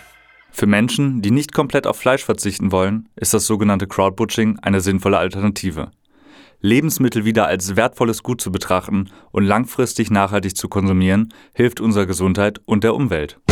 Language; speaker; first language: German; native; German